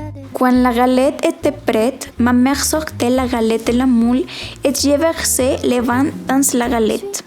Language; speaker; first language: French; non-native, learner; Spanish